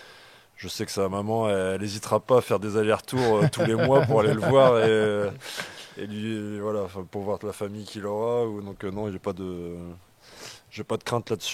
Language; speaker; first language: French; native; French